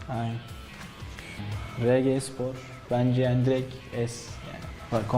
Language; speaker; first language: Turkish; native; Turkish